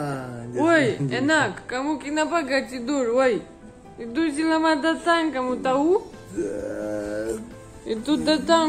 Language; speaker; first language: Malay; non-native, learner; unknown